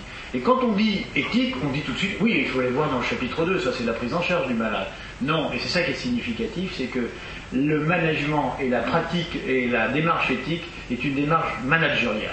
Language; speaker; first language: French; native; French